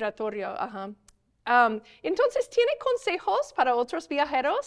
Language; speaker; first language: Spanish; non-native, learner; English